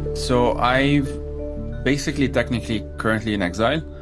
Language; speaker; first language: English; non-native, fluent; Arabic